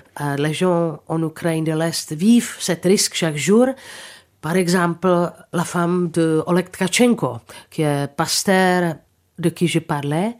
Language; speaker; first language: French; non-native, fluent; Czech